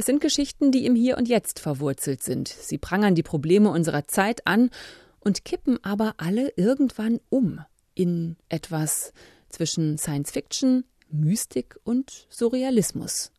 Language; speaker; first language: German; native; German